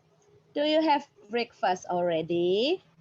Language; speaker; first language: English; non-native, fluent; Indonesian